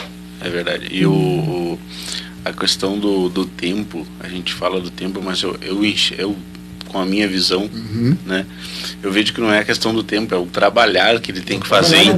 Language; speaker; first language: Portuguese; native; Portuguese